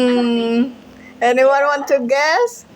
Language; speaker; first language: English; non-native, learner; Indonesian